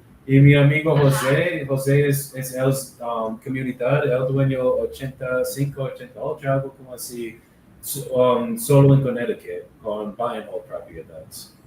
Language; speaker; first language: Spanish; non-native, learner; English